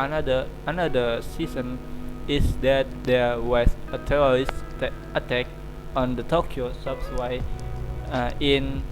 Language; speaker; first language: English; non-native, learner; Indonesian